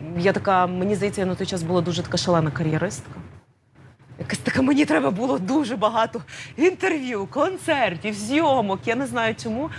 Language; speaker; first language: Ukrainian; native; Ukrainian